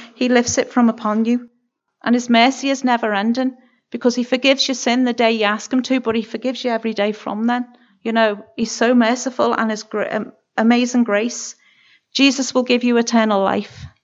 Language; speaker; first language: English; native; English